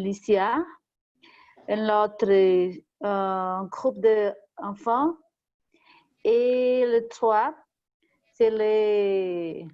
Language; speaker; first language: French; non-native, learner; Portuguese